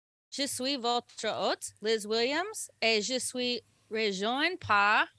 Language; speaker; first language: French; non-native, learner; English